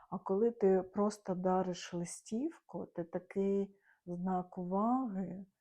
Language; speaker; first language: Ukrainian; non-native, local second language; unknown